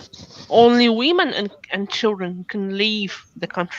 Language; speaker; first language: English; non-native, fluent; Russian